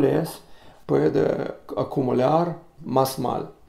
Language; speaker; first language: Spanish; non-native, learner; Russian